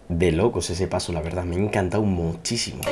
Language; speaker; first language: Spanish; native; Spanish